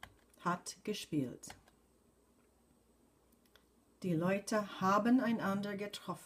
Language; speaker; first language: German; non-native, fluent; English